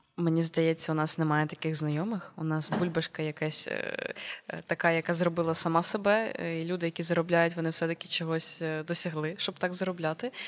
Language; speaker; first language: Ukrainian; native; Ukrainian